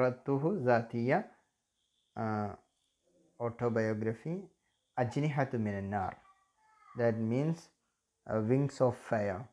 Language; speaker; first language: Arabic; non-native, fluent; Malayalam